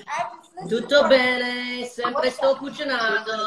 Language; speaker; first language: Italian; non-native, learner; English